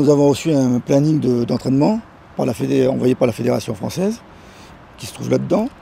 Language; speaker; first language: French; native; French